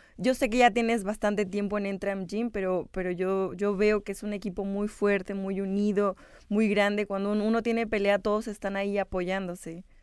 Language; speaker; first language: Spanish; native; Spanish